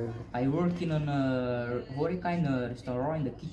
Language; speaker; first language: English; non-native, learner; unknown